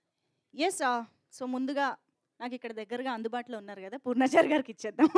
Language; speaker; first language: Telugu; native; Telugu